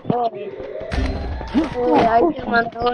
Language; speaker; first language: Spanish; native; Spanish